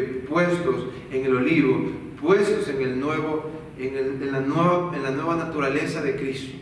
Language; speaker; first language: Spanish; native; Spanish